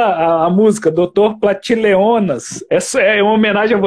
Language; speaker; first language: Portuguese; native; Portuguese